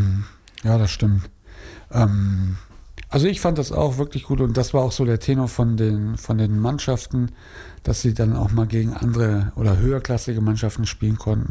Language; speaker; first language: German; native; German